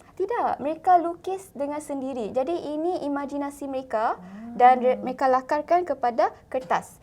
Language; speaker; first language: Malay; native; Malay